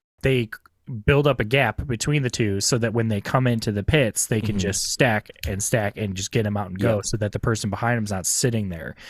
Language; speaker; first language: English; native; English